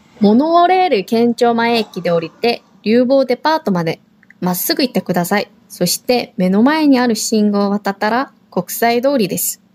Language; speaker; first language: Japanese; non-native, fluent; Korean